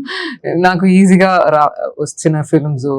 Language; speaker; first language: Telugu; non-native, learner; Tamil